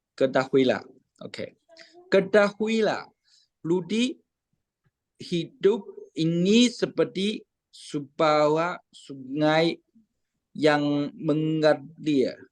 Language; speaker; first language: Indonesian; non-native, learner; Chinese